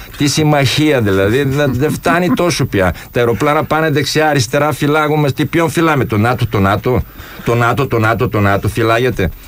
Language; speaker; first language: Greek; non-native, fluent; Polish